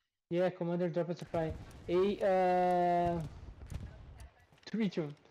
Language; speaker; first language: English; non-native, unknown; Portuguese